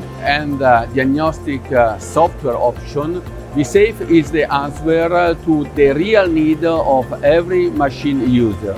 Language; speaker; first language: English; non-native, fluent; Italian